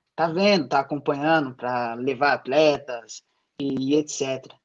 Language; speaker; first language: Portuguese; native; Portuguese